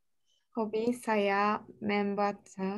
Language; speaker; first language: Indonesian; non-native, learner; Japanese